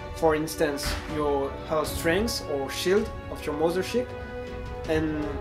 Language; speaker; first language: English; non-native, fluent; French